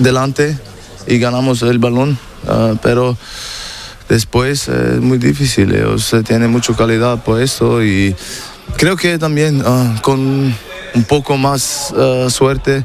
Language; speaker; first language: Spanish; non-native, learner; German